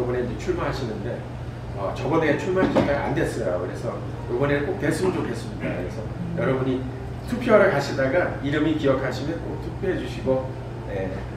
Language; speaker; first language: Korean; native; Korean